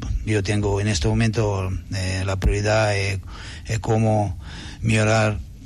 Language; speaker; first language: Spanish; non-native, learner; Italian